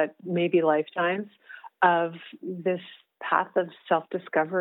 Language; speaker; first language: English; native; English